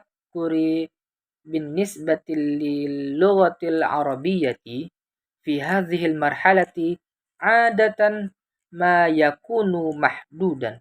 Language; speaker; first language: Arabic; non-native, fluent; Indonesian